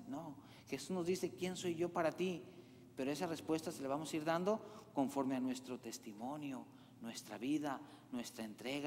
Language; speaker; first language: Spanish; native; Spanish